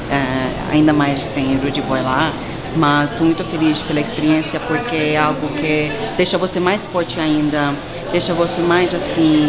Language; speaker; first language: Portuguese; non-native, fluent; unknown